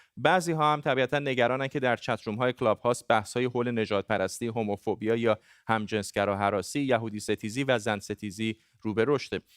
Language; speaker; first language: Persian; non-native, local second language; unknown